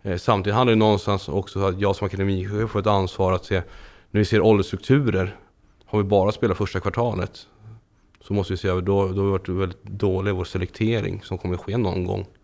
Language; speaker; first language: Swedish; native; Swedish